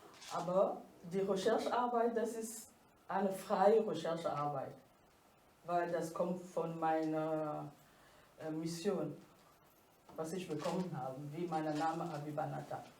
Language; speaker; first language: German; non-native, fluent; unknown